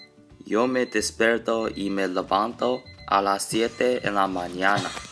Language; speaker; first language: Spanish; non-native, learner; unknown